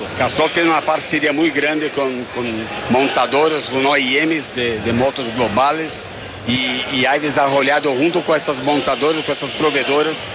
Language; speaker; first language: Spanish; non-native, fluent; Portuguese